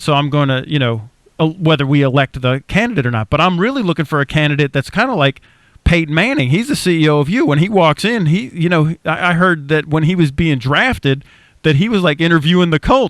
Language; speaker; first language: English; native; English